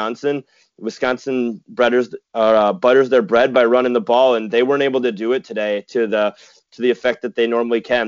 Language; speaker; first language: English; native; English